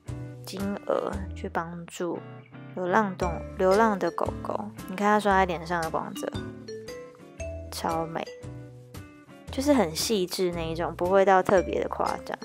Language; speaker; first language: Chinese; native; Chinese